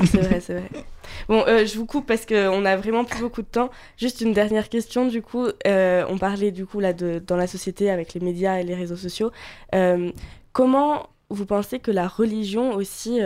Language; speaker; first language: French; native; French